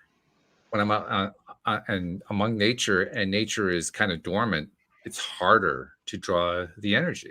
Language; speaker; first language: English; native; English